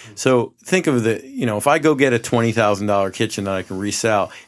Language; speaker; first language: English; native; English